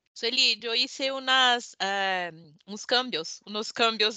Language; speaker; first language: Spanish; non-native, learner; Portuguese